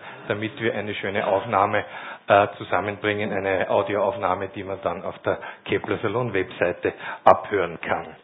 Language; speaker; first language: German; native; German